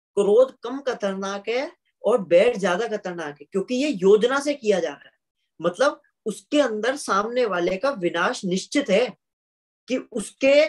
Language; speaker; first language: Hindi; native; Hindi